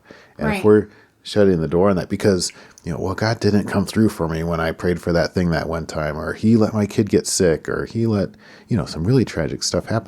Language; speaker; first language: English; native; English